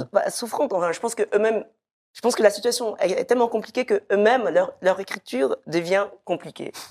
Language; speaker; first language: French; early bilingual, other home language; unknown